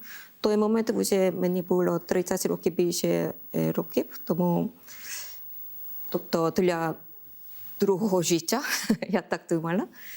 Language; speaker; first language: Ukrainian; non-native, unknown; Korean